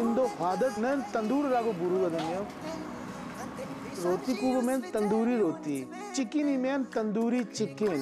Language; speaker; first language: Korean; non-native, fluent; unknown